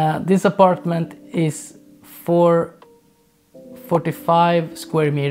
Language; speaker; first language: English; non-native, fluent; Swedish